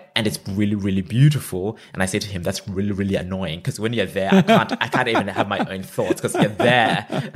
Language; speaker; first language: English; non-native, local second language; Shona